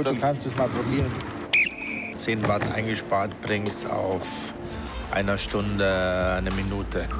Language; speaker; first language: German; native; German